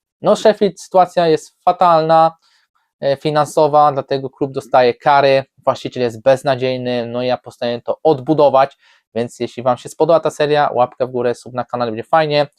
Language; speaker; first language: Polish; native; Polish